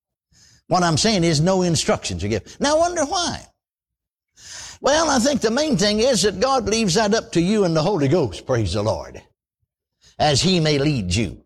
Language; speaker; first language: English; native; English